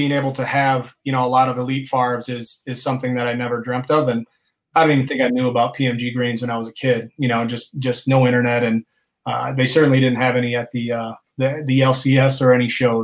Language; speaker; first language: English; native; English